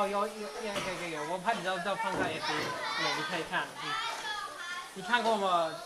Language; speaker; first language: Chinese; non-native, learner; English